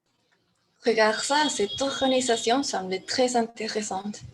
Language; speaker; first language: French; non-native, learner; Spanish